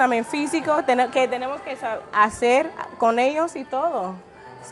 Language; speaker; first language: Spanish; non-native, fluent; English